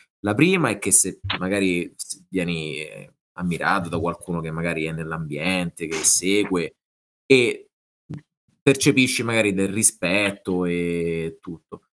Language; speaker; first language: Italian; native; Italian